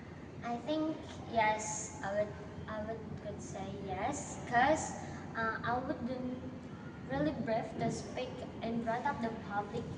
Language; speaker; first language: English; non-native, learner; Indonesian